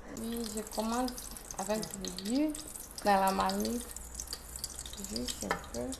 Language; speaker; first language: French; non-native, local second language; Wolof